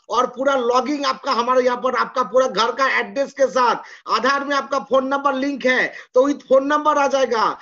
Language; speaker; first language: Hindi; non-native, local second language; Bangla